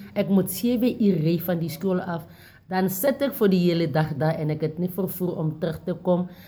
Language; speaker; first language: Afrikaans; non-native, local second language; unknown